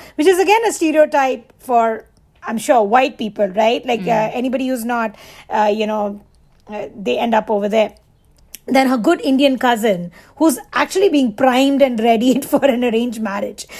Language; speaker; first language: English; non-native, local second language; Bangla